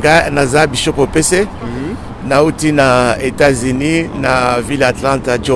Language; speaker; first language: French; non-native, local second language; Lingala